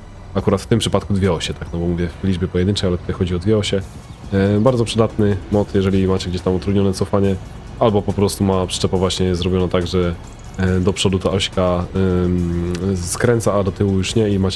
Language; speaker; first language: Polish; native; Polish